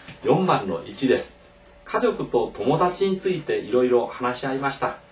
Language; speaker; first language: Japanese; non-native, fluent; Korean